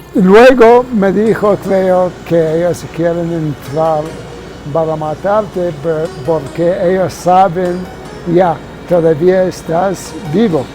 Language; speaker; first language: Spanish; non-native, fluent; Arabic